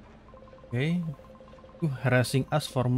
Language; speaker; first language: English; non-native, learner; Indonesian